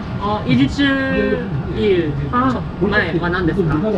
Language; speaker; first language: Korean; non-native, learner; Japanese